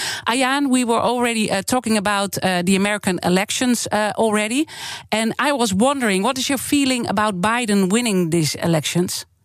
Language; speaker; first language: English; non-native, fluent; Dutch